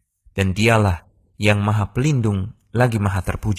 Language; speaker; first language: Indonesian; native; Indonesian